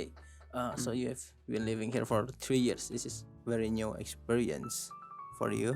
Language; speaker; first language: English; non-native, learner; Indonesian